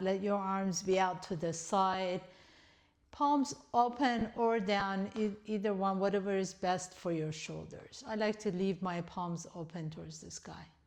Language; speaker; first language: English; native; English